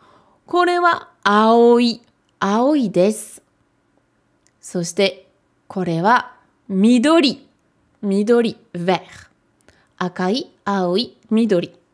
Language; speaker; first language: Japanese; non-native, fluent; French